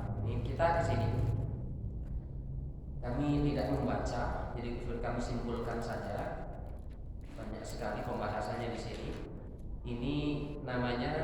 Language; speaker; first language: Indonesian; native; Indonesian